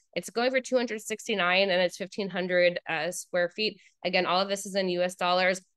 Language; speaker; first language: English; native; English